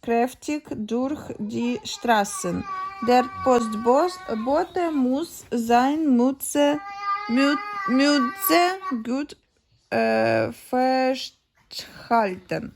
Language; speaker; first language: German; non-native, learner; Ukrainian